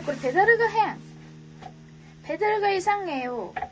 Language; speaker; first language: Korean; non-native, fluent; Japanese